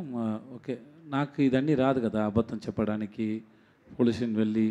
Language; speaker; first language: Telugu; non-native, learner; Tamil